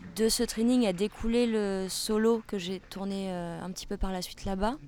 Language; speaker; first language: French; native; French